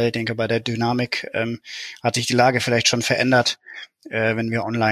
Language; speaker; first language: German; native; German